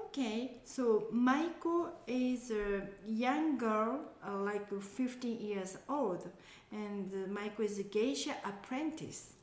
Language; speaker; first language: English; non-native, learner; Japanese